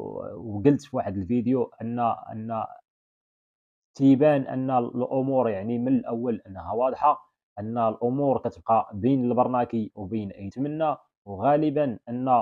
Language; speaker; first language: Arabic; native; Arabic